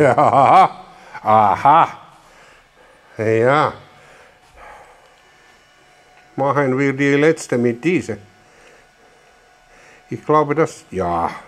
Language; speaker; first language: German; non-native, learner; Finnish